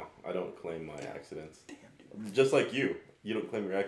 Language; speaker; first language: English; native; English